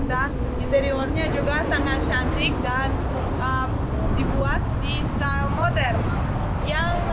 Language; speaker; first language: Indonesian; non-native, fluent; Russian